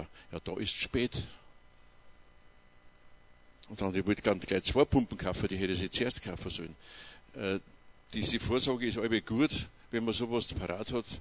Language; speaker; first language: German; native; German